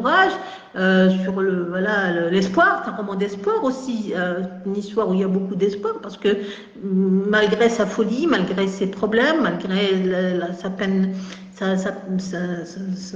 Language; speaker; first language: French; non-native, local second language; Kabyle